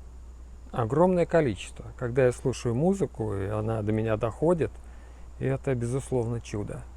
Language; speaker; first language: Russian; native; Russian